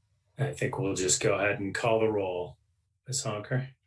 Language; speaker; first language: English; native; English